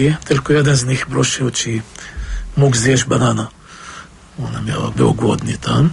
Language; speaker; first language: Polish; non-native, fluent; Arabic